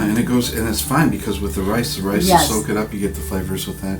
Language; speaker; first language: English; native; English